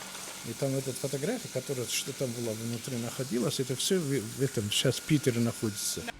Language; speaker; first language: Russian; non-native, local second language; Azerbaijani